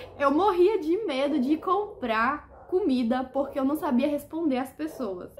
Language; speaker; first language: Portuguese; native; Portuguese